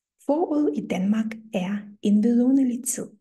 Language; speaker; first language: Danish; non-native, fluent; Russian